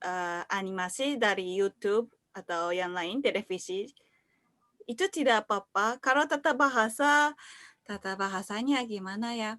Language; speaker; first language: Indonesian; non-native, learner; Japanese